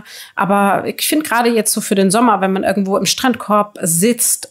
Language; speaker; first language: German; native; German